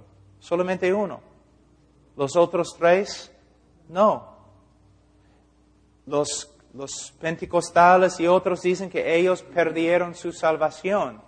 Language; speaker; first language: Spanish; non-native, fluent; English